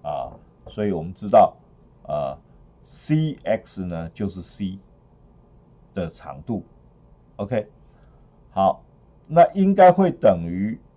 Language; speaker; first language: Chinese; native; Chinese